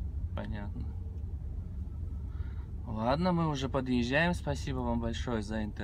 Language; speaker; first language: Russian; native; Russian